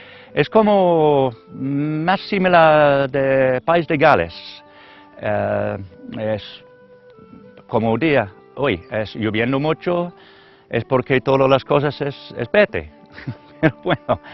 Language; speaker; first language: Spanish; non-native, learner; English